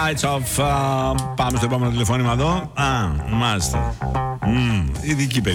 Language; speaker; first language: Greek; native; Greek